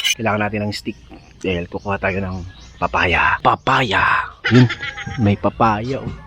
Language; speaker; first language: Filipino; non-native, local second language; Masbatenyo